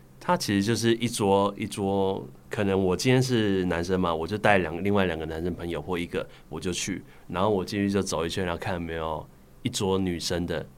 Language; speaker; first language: Chinese; native; Chinese